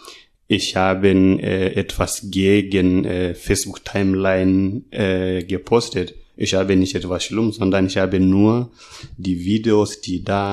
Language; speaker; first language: German; non-native, learner; Masai